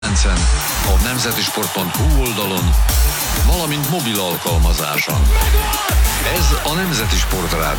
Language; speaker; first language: Hungarian; native; Hungarian